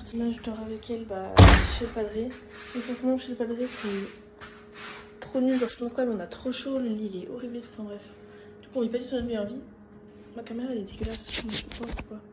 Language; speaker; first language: French; native; French